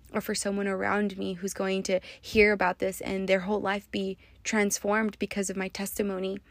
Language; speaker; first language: English; native; English